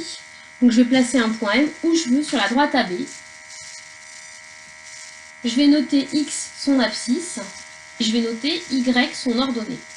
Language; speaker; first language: French; native; French